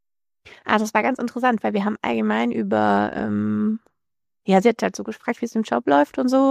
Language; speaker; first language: German; native; German